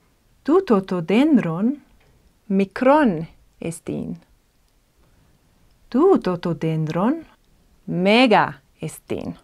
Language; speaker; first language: Greek; non-native, fluent; English